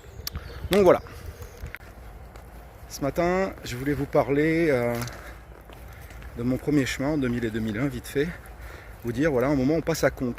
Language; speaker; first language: French; native; French